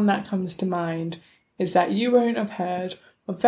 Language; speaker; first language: English; native; English